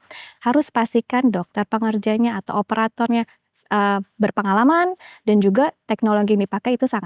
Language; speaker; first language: Indonesian; native; Indonesian